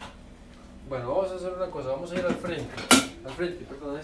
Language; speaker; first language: Spanish; native; Spanish